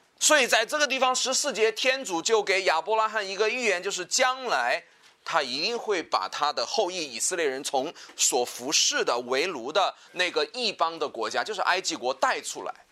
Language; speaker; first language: Chinese; native; Chinese